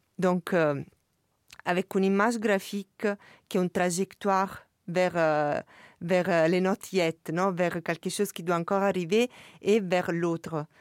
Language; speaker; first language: French; non-native, fluent; Italian